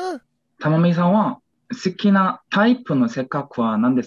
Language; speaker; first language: Japanese; non-native, learner; Korean